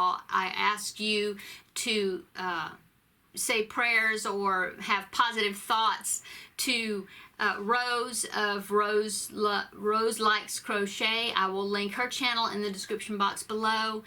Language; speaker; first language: English; native; English